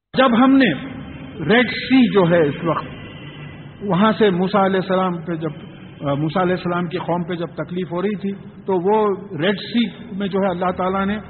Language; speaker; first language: Urdu; native; Urdu